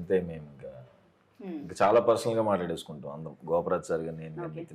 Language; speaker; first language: Telugu; native; Telugu